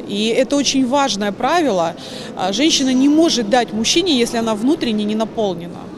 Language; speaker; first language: Russian; native; Russian